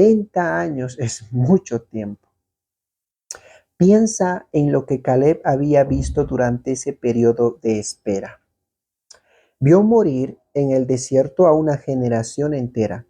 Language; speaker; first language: Spanish; native; Spanish